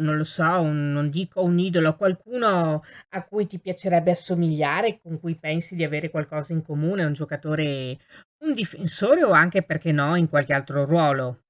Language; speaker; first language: Italian; native; Italian